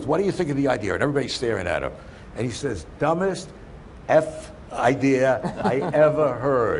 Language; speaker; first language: English; native; English